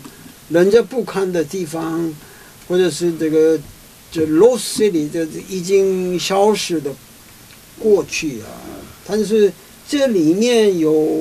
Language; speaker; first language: Chinese; non-native, fluent; Korean